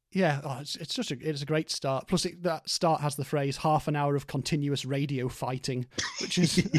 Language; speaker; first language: English; native; English